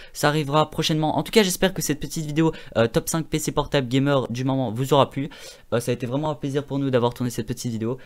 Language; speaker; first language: French; native; French